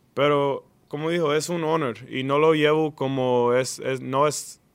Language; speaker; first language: Spanish; early bilingual, other home language; English